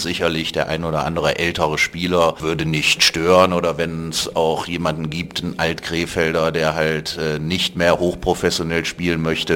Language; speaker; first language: German; native; German